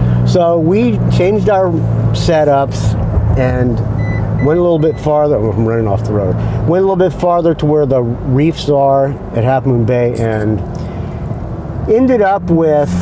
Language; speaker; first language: English; native; English